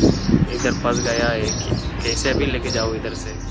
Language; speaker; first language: Hindi; non-native, local second language; Malayalam